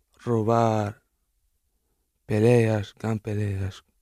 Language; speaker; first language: Spanish; non-native, learner; Arabic